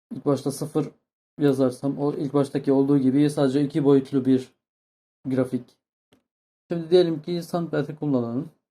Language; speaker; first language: Turkish; non-native, fluent; Arabic